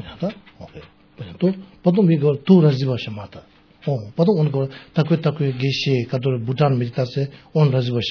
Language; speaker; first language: Russian; non-native, learner; Tibetan